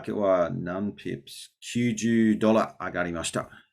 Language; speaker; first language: Japanese; non-native, learner; English